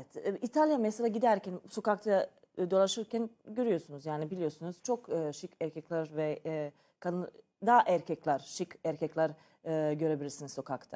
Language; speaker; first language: Turkish; non-native, learner; Serbian